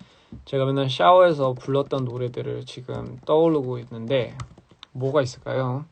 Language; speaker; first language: Korean; early bilingual, heritage; English